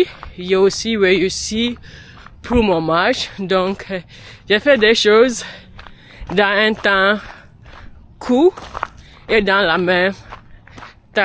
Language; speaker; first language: French; non-native, learner; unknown